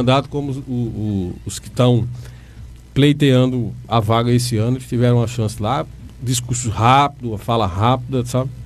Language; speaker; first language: Portuguese; native; Portuguese